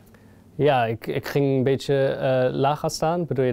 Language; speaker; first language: Dutch; non-native, fluent; German